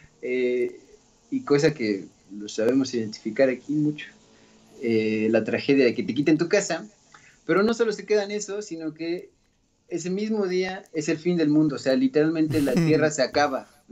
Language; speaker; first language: Spanish; native; Spanish